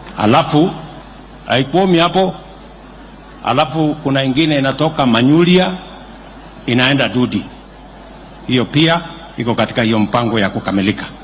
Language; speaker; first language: Swahili; non-native, local second language; Kalenjin